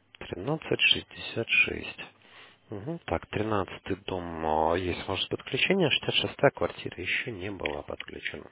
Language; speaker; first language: Russian; native; Russian